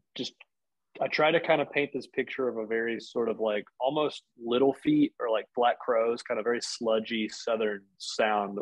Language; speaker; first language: English; native; English